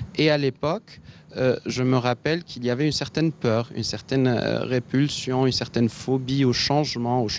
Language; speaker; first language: French; non-native, local second language; Arabic